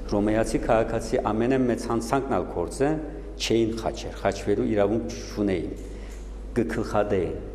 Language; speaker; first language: Armenian; native; Armenian